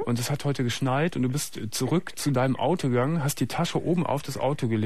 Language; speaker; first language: German; native; German